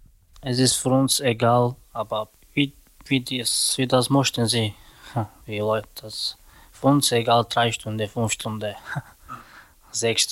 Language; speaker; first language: German; non-native, learner; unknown